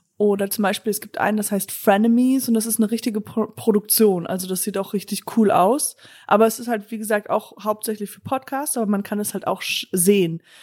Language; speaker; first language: German; non-native, fluent; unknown